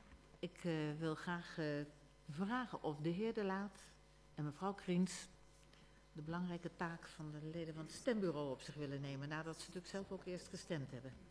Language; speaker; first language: Dutch; native; Dutch